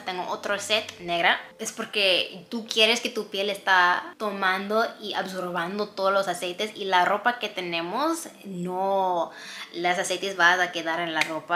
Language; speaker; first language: Spanish; non-native, fluent; English